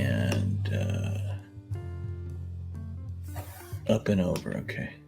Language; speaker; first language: English; native; English